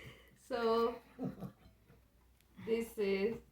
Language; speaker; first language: English; non-native, learner; Hindi